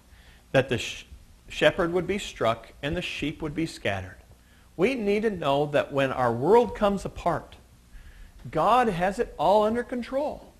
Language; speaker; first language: English; native; English